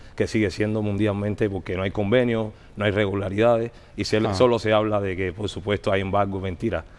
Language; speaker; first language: Spanish; native; Spanish